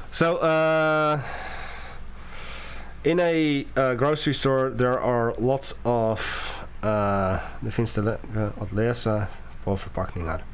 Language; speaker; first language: Swedish; non-native, learner; English